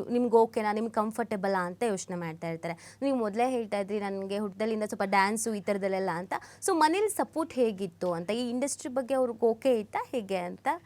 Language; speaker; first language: Kannada; native; Kannada